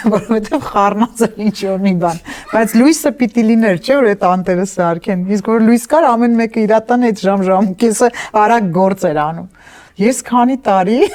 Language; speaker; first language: Armenian; native; Armenian